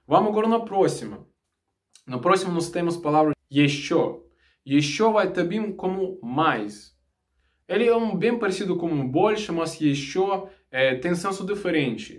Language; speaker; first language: Portuguese; non-native, learner; Russian